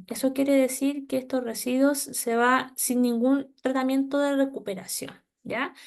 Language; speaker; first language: Spanish; native; Spanish